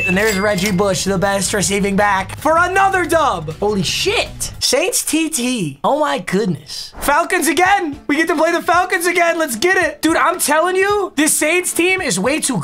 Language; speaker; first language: English; native; English